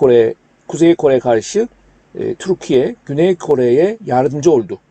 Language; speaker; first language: Turkish; non-native, fluent; Korean